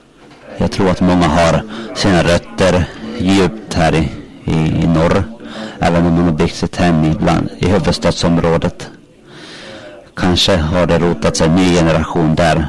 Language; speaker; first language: Swedish; non-native, local second language; Finnish